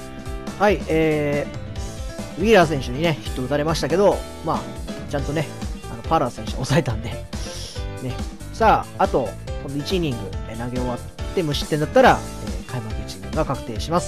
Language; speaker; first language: Japanese; native; Japanese